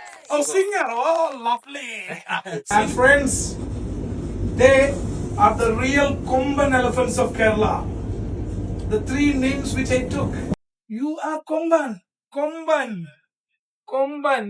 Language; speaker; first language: English; non-native, local second language; Malayalam